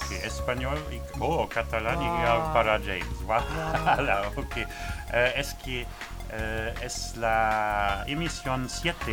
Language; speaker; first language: Spanish; non-native, learner; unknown